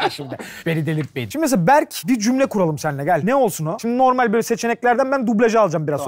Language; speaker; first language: Turkish; native; Turkish